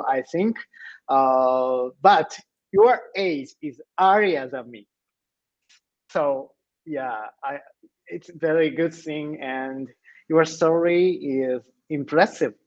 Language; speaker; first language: English; non-native, learner; Japanese